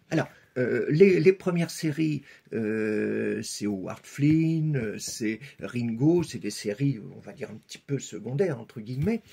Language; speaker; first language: French; native; French